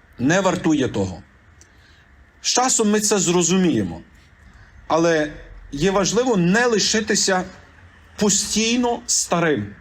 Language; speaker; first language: Ukrainian; native; Ukrainian